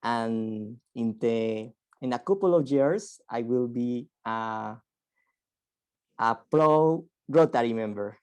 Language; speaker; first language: English; non-native, fluent; Spanish